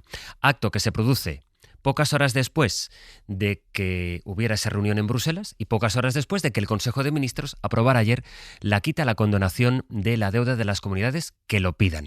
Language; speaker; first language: Spanish; native; Spanish